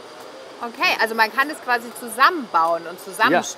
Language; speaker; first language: German; native; German